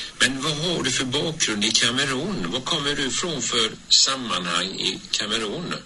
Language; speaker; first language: Swedish; native; Swedish